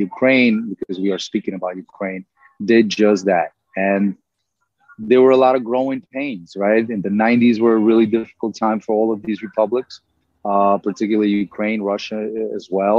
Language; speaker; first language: English; non-native, fluent; Russian